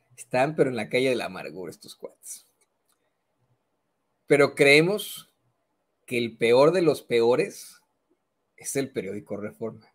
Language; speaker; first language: Spanish; native; Spanish